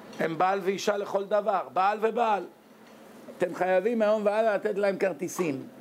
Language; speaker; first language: Hebrew; native; Hebrew